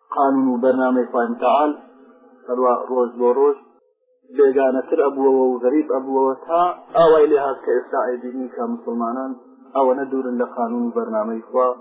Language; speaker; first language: Central Kurdish; non-native, local second language; Gurani